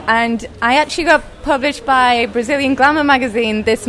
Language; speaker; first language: English; native; English